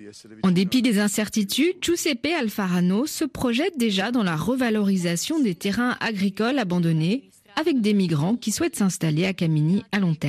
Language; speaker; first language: French; native; French